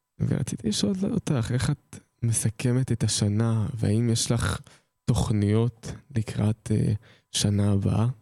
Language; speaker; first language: Hebrew; native; Hebrew